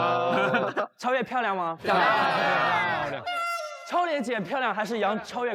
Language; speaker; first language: Chinese; native; Chinese